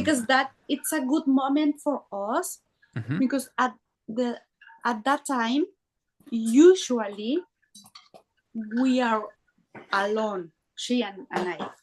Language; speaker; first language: English; non-native, learner; Spanish